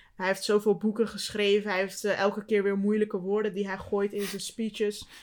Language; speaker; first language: Dutch; early bilingual, other home language; Turkish